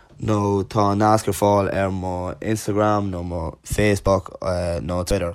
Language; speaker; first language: Irish; non-native, local second language; English